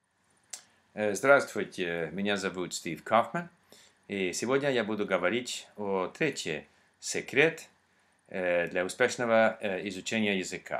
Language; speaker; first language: Russian; non-native, learner; English